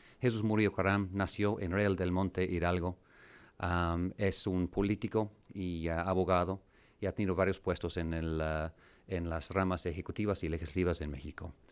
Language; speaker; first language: Spanish; non-native, fluent; English